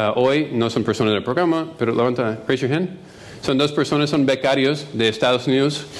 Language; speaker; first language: Spanish; non-native, fluent; English